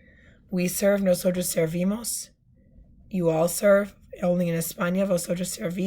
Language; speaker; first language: Spanish; non-native, fluent; English